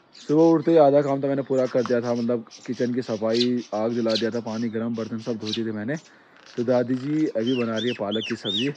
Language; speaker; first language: Hindi; non-native, local second language; Garhwali